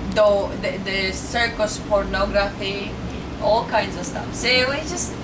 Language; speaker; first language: English; non-native, fluent; Kazakh